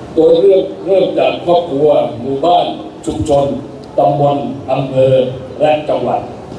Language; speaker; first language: Thai; native; Thai